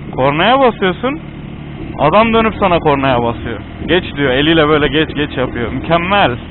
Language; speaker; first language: Turkish; native; Turkish